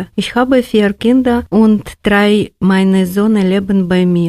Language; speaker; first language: German; non-native, learner; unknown